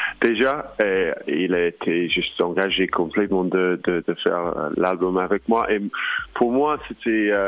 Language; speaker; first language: French; non-native, learner; English